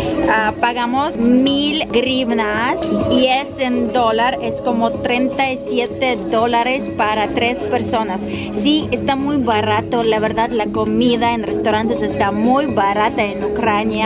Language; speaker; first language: Spanish; non-native, fluent; Ukrainian